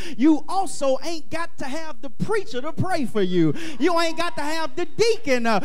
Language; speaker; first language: English; native; English